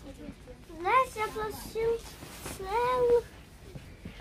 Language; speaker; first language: Russian; early bilingual, heritage; Russian